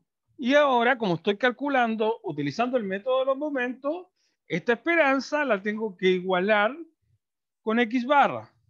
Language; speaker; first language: Spanish; native; Spanish